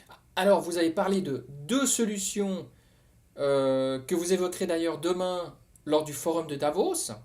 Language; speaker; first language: French; native; French